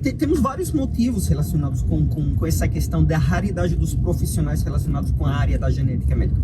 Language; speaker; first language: Portuguese; non-native, fluent; Arabic